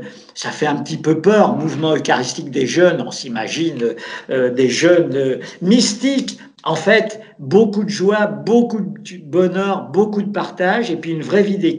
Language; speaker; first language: French; native; French